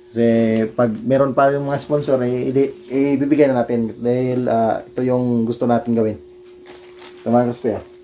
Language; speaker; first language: Filipino; non-native, local second language; Cebuano